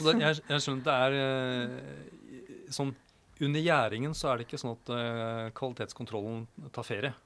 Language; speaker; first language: Norwegian; native; Norwegian